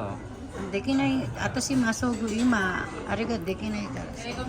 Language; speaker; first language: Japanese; non-native, learner; Filipino